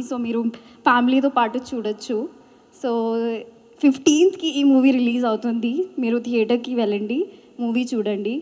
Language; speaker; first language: Telugu; non-native, local second language; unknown